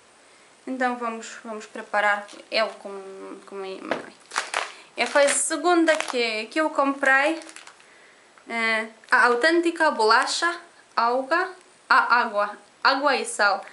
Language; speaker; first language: Portuguese; non-native, learner; Polish